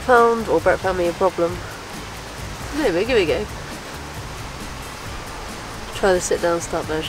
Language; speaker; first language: English; native; English